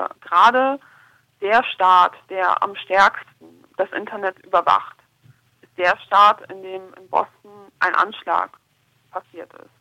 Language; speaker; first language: German; native; German